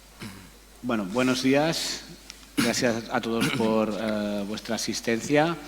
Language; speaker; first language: Spanish; native; Spanish